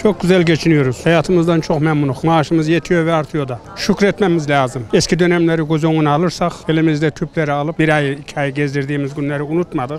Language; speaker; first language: Turkish; native; Turkish